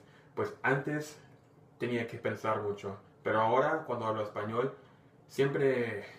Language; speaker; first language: Spanish; non-native, fluent; English